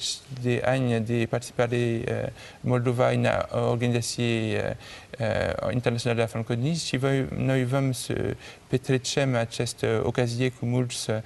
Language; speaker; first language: Romanian; non-native, learner; French